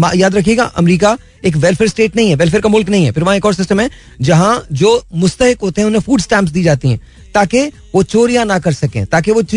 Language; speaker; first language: Urdu; native; Urdu